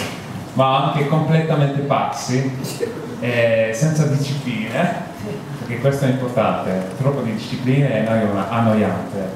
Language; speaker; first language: Italian; non-native, learner; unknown